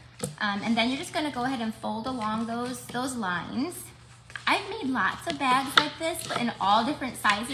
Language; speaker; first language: English; native; English